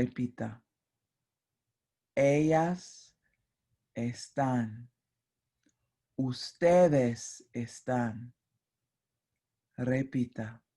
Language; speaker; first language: Spanish; non-native, fluent; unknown